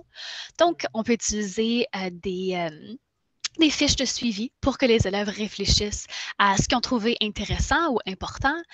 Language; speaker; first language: French; native; French